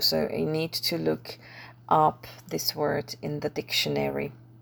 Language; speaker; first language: English; non-native, fluent; Czech